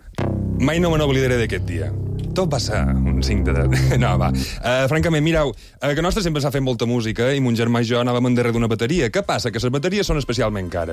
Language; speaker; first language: Catalan; native; Catalan